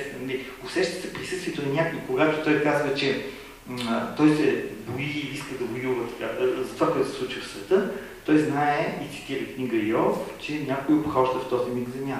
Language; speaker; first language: Bulgarian; native; Bulgarian